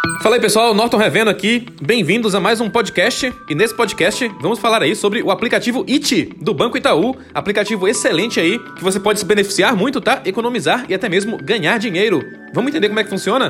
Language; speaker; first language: Portuguese; native; Portuguese